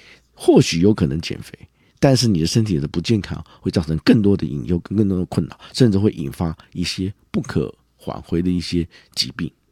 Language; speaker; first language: Chinese; native; Chinese